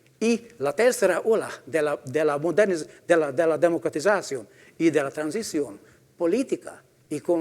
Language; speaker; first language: Spanish; non-native, fluent; Hungarian